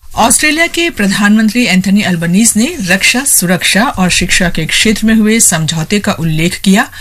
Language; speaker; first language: Hindi; non-native, local second language; Assamese